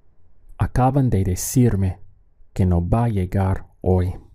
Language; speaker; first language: Spanish; non-native, fluent; English